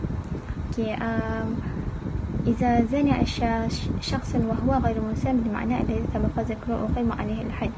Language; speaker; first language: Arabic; non-native, learner; Malay